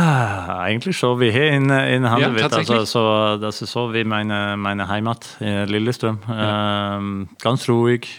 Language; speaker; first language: German; non-native, fluent; Norwegian